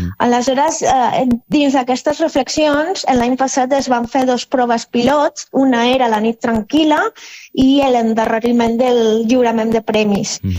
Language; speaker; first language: Catalan; non-native, fluent; Spanish